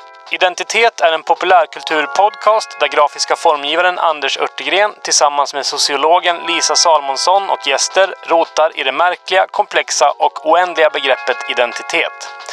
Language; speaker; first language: Swedish; native; Swedish